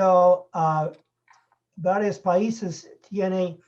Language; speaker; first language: Spanish; non-native, learner; English